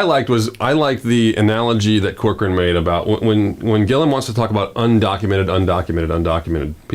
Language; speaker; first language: English; native; English